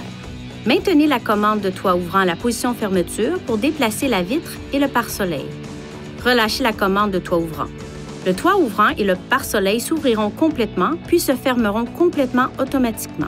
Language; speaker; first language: French; native; French